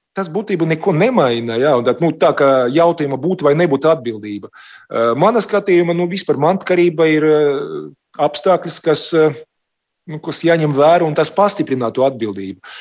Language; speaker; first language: Latvian; non-native, local second language; Russian